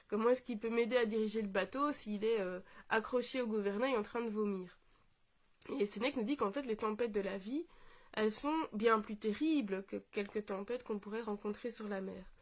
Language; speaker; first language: French; native; French